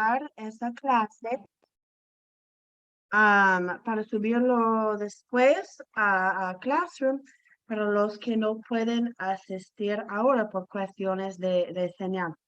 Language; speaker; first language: Spanish; non-native, fluent; English